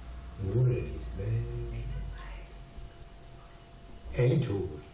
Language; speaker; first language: Dutch; non-native, local second language; Limburgish